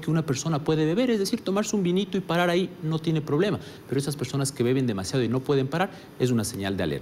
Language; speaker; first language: Spanish; native; Spanish